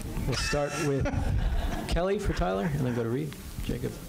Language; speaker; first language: English; native; English